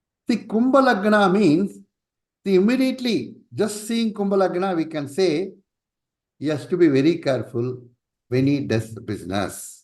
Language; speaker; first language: English; non-native, local second language; Tamil